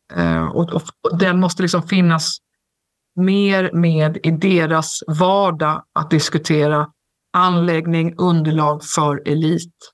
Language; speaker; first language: Swedish; native; Swedish